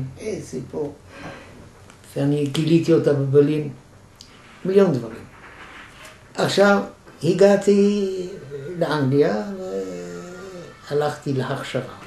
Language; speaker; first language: Hebrew; non-native, fluent; German